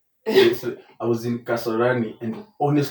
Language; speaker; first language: English; non-native, local second language; Swahili